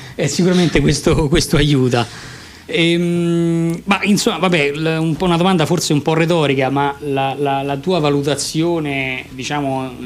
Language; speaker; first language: Italian; native; Italian